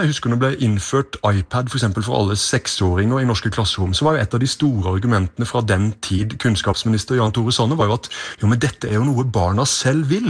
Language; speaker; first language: Norwegian; native; Norwegian